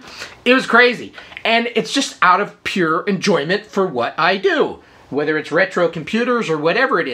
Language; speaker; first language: English; native; English